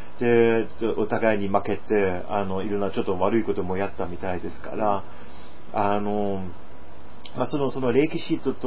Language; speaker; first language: Japanese; non-native, fluent; German